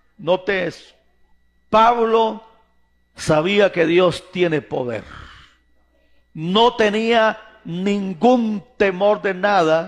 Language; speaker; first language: Spanish; native; Spanish